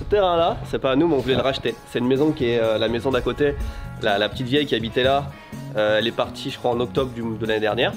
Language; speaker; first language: French; native; French